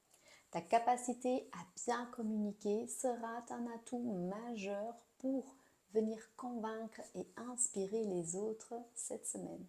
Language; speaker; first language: French; native; French